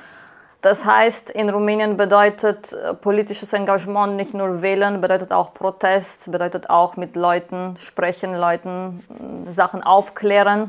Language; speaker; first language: German; non-native, fluent; Romanian